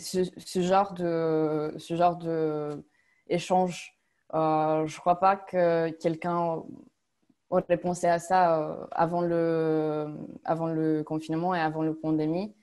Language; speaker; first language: French; non-native, fluent; Romanian